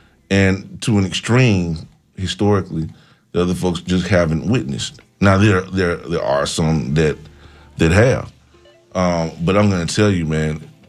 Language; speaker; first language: English; native; English